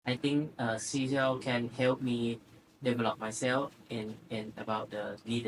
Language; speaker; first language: English; non-native, learner; Thai